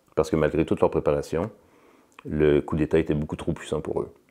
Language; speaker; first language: French; native; French